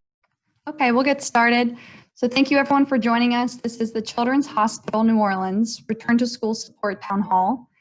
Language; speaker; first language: English; native; English